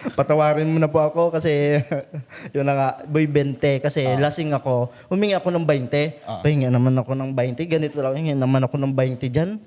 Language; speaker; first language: Filipino; native; Filipino